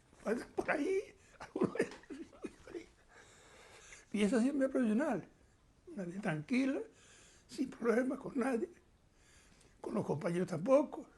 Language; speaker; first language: Spanish; native; Spanish